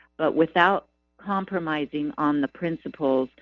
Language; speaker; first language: English; native; English